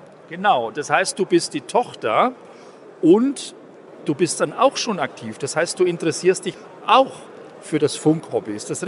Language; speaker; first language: German; native; German